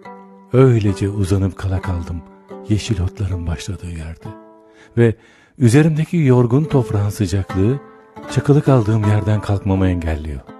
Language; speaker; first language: Turkish; native; Turkish